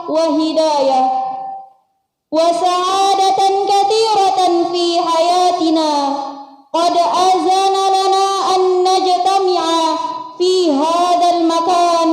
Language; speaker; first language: Arabic; non-native, learner; Sasak